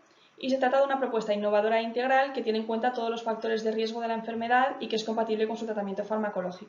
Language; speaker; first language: Spanish; native; Spanish